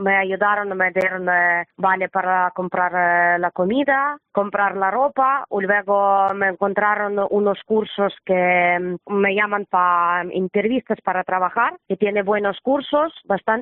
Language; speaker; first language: Spanish; non-native, learner; Ukrainian